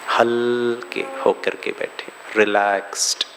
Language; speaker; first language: Hindi; non-native, local second language; Malayalam